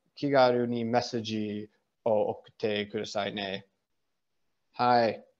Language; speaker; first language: Japanese; non-native, learner; English